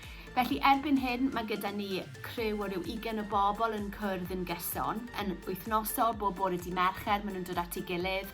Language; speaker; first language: Welsh; native; Welsh